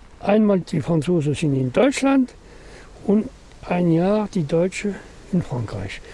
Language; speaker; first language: German; non-native, learner; French